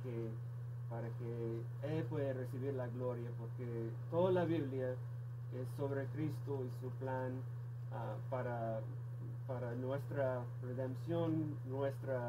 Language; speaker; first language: Spanish; non-native, fluent; English